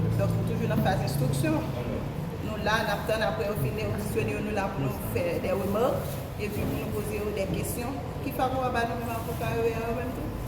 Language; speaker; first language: French; non-native, local second language; Haitian Creole